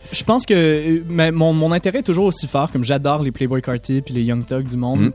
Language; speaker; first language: French; native; French